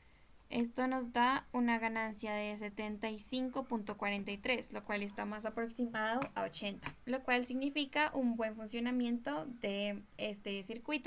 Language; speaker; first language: Spanish; native; Spanish